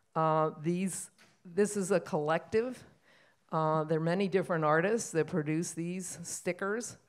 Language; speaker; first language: English; native; English